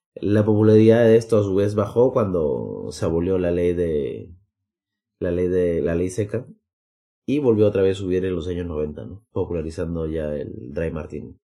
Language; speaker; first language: Spanish; native; Spanish